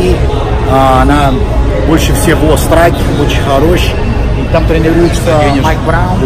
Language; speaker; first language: Russian; non-native, learner; Portuguese